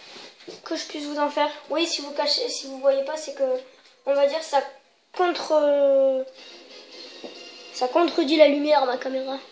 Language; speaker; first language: French; native; French